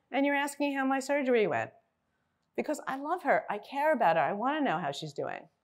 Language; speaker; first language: English; native; English